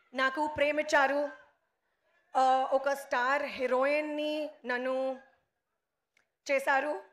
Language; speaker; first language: Telugu; non-native, learner; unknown